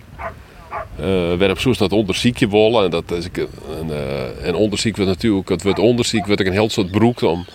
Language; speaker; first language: Dutch; non-native, local second language; Western Frisian